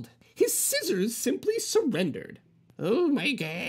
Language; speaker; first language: English; native; English